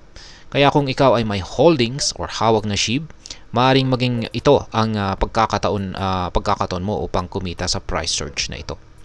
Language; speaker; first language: Filipino; native; Filipino